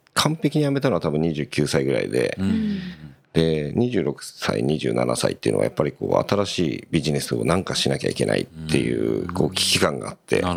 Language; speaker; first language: Japanese; native; Japanese